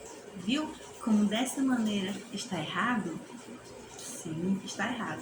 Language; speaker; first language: Portuguese; native; Portuguese